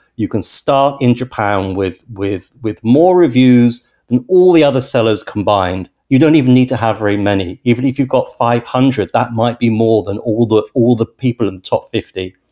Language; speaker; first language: English; native; English